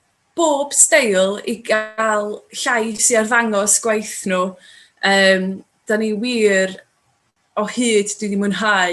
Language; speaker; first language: Welsh; native; Welsh